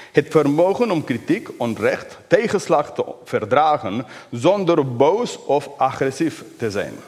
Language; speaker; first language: Dutch; non-native, fluent; English